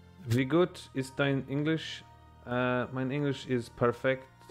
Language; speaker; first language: German; non-native, learner; English